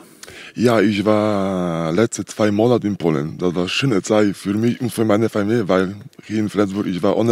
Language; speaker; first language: German; non-native, learner; Polish